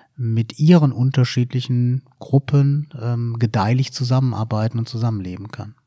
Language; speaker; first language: German; native; German